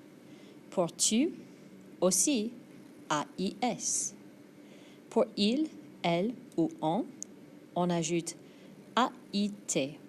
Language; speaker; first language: French; non-native, fluent; English